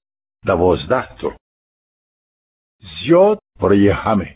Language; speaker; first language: Persian; non-native, fluent; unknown